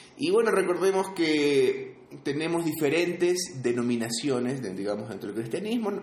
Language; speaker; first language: Spanish; native; Spanish